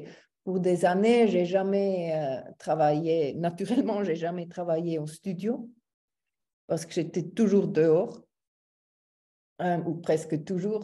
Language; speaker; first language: French; non-native, local second language; German